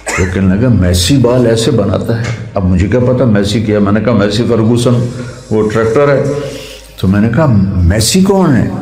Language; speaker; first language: Urdu; non-native, local second language; Punjabi